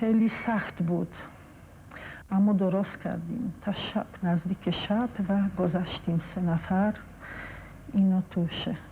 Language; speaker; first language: Persian; non-native, fluent; Polish